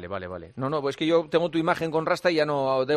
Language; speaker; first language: Spanish; native; Spanish